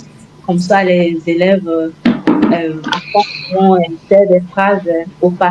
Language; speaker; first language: French; non-native, fluent; Igbo